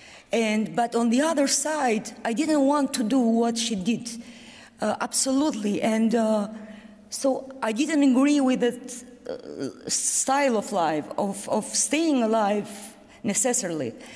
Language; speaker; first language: English; non-native, fluent; Albanian